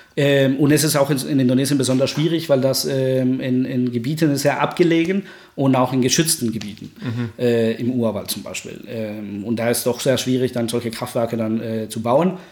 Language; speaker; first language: German; non-native, fluent; Spanish